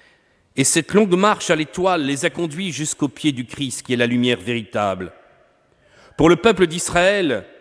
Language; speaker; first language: French; native; French